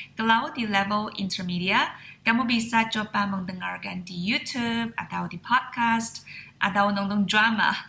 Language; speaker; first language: Indonesian; non-native, fluent; Chinese